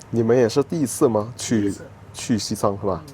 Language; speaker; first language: Chinese; early bilingual, heritage; Chinese